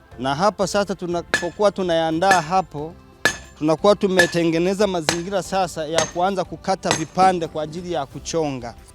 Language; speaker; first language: Swahili; native; Swahili